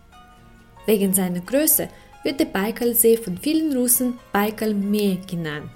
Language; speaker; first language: German; non-native, fluent; Russian